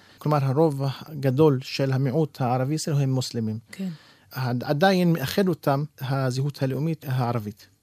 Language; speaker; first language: Hebrew; non-native, local second language; Arabic